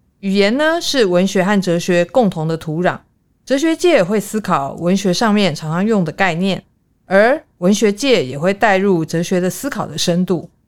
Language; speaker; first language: Chinese; native; Chinese